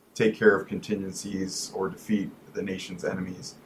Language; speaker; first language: English; native; English